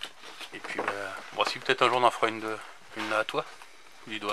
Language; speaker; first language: French; native; French